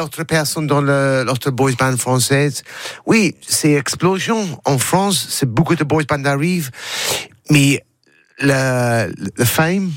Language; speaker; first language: French; non-native, learner; English